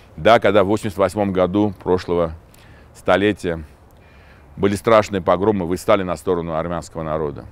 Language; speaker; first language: Russian; non-native, local second language; Armenian